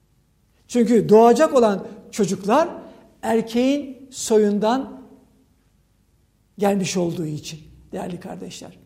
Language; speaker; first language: Turkish; native; Turkish